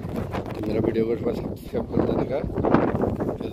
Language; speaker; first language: Hindi; non-native, learner; Bangla